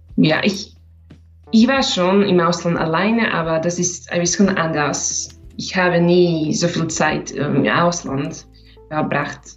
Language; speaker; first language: German; non-native, learner; Slovak